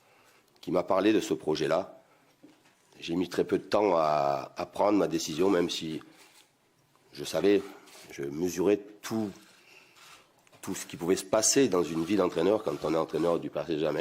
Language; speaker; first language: French; native; French